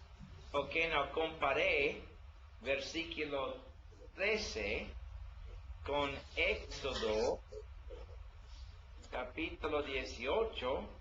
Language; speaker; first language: Spanish; non-native, learner; English